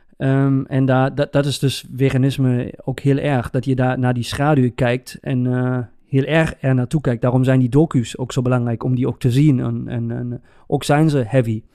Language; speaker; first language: Dutch; native; Dutch